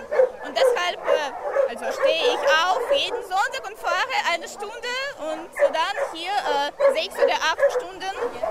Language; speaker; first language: German; non-native, learner; Russian